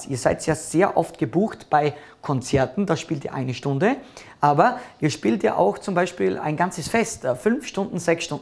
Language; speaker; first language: German; native; German